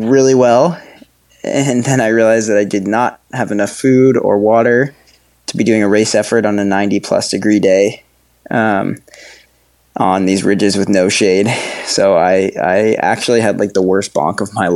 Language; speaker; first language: English; native; English